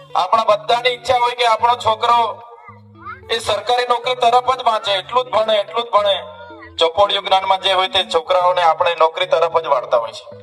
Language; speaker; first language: Gujarati; non-native, local second language; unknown